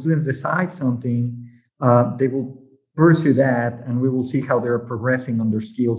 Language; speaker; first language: English; non-native, fluent; Spanish